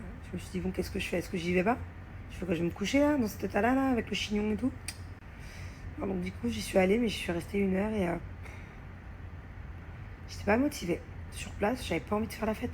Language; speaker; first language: French; native; French